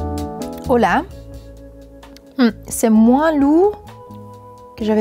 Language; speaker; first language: French; non-native, local second language; Dutch